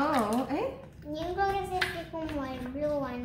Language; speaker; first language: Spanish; early bilingual, heritage; English